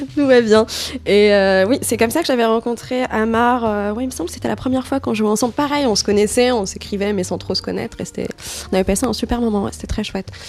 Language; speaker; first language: French; non-native, local second language; Arabic